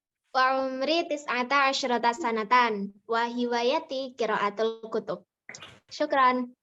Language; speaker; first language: Arabic; non-native, learner; Indonesian